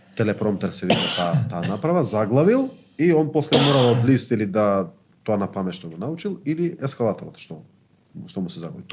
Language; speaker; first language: Macedonian; non-native, local second language; Bosnian